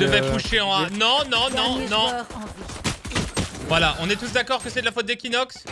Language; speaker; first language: French; native; French